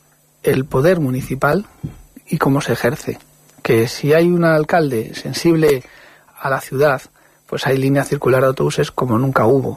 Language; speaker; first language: Spanish; native; Spanish